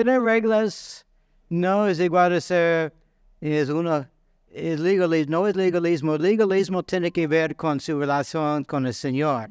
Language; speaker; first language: Spanish; non-native, fluent; English